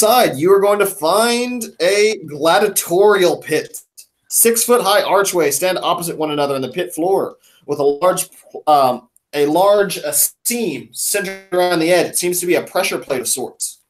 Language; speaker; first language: English; native; English